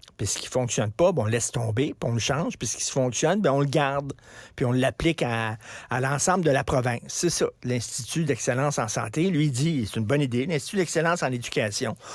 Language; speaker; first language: French; native; French